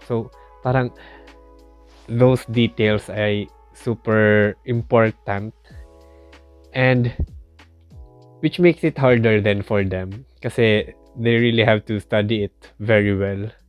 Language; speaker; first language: English; non-native, local second language; Filipino